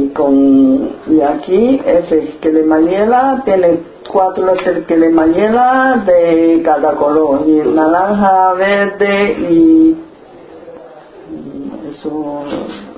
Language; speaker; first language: Spanish; non-native, learner; Chinese